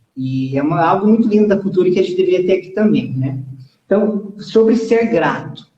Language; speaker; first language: Portuguese; early bilingual, heritage; Portuguese